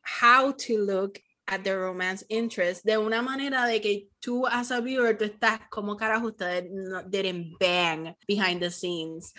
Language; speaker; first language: Spanish; early bilingual, heritage; Spanish